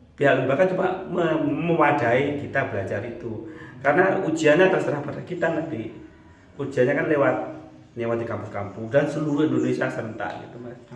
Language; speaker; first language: Indonesian; non-native, local second language; Javanese